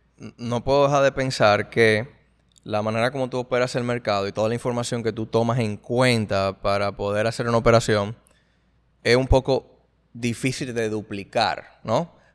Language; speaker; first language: Spanish; native; Spanish